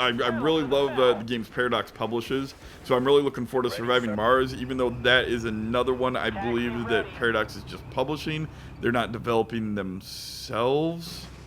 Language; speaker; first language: English; native; English